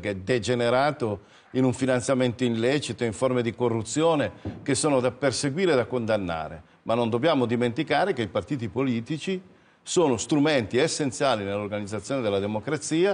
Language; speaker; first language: Italian; native; Italian